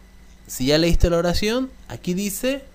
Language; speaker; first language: Spanish; native; Spanish